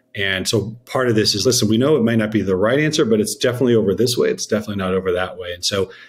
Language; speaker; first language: English; native; English